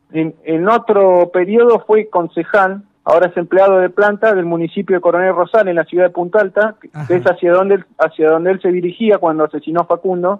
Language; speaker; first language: Spanish; native; Spanish